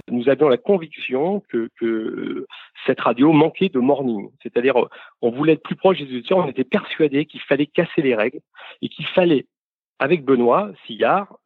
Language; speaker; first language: French; native; French